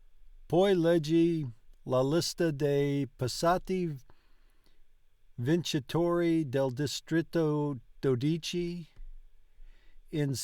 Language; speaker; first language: Italian; non-native, learner; English